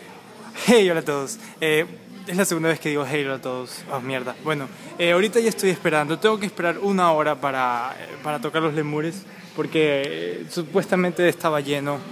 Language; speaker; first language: Spanish; native; Spanish